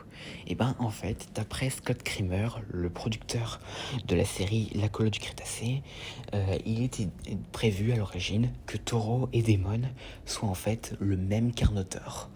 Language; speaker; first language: French; native; French